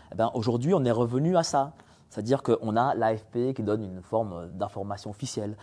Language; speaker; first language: French; early bilingual, other home language; Polish